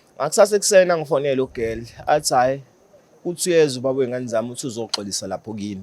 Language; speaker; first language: Zulu; native; Zulu